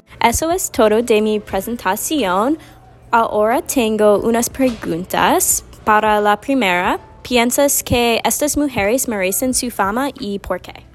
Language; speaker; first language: Spanish; non-native, learner; English